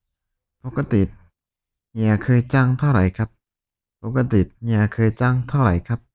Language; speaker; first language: Thai; non-native, fluent; Burmese